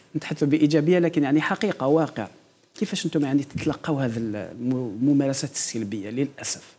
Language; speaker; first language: Arabic; non-native, local second language; Kabyle